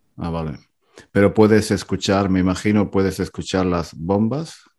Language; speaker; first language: Spanish; native; Spanish